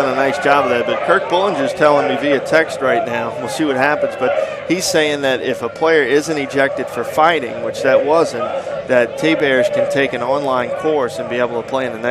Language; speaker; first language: English; native; English